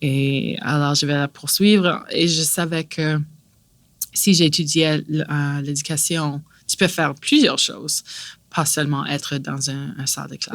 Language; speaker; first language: French; non-native, local second language; English